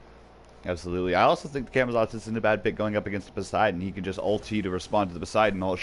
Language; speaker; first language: English; native; English